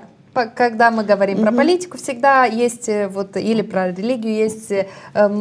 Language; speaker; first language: Russian; non-native, local second language; Romanian